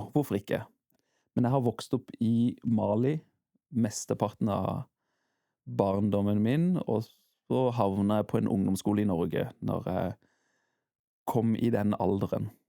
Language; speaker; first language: Norwegian; early bilingual, heritage; Norwegian